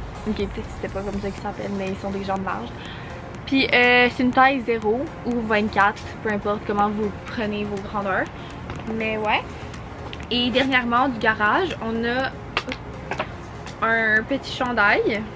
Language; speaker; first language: French; native; French